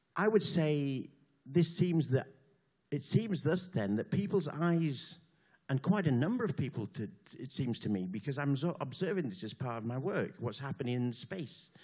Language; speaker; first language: English; native; English